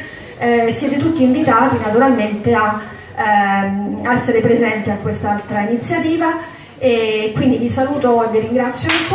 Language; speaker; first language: Italian; native; Italian